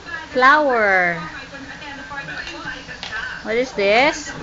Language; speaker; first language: English; non-native, local second language; Filipino